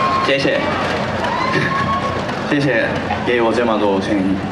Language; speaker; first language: Chinese; non-native, fluent; Japanese